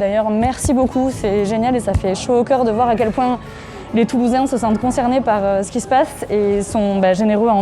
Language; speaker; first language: French; native; French